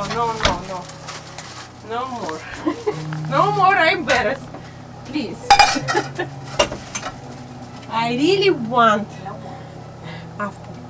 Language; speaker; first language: English; non-native, learner; Russian